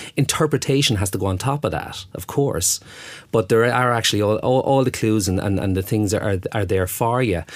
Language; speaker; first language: English; native; English